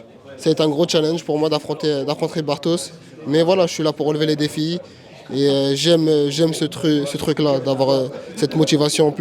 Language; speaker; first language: French; native; French